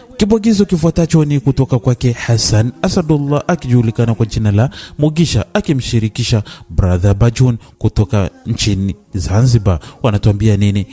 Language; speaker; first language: Swahili; non-native, local second language; Rundi